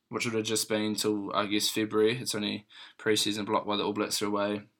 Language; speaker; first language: English; native; English